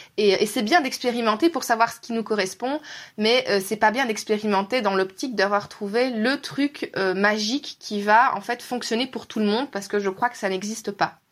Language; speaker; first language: French; native; French